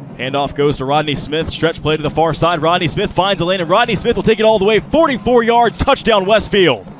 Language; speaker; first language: English; native; English